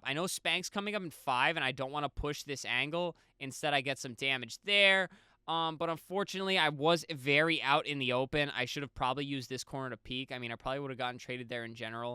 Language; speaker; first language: English; native; English